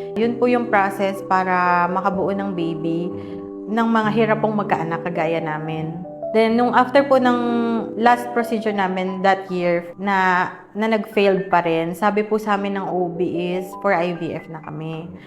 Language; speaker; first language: Filipino; native; Filipino